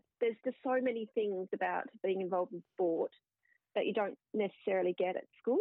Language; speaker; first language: English; native; English